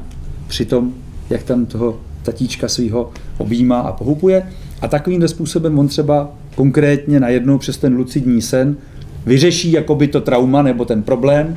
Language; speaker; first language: Czech; native; Czech